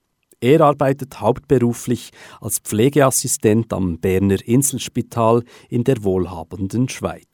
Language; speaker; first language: German; native; German